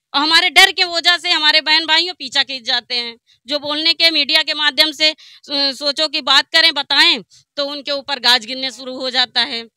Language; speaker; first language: Hindi; native; Hindi